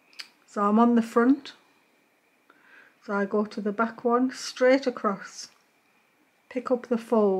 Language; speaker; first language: English; native; English